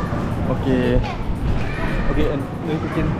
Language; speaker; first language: Indonesian; non-native, learner; Lao